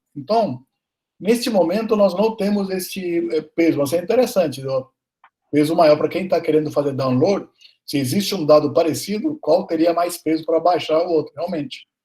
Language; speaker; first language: Portuguese; non-native, fluent; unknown